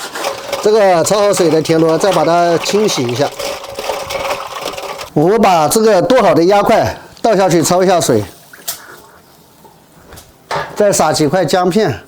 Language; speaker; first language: Chinese; native; Chinese